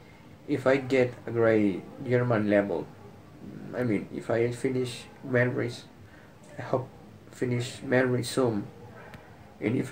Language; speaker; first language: English; non-native, learner; Spanish